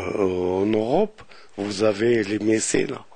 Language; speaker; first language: French; non-native, local second language; Arabic